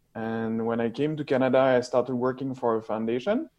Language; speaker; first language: English; non-native, fluent; French